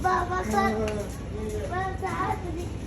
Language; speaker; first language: Arabic; early bilingual, other home language; Urdu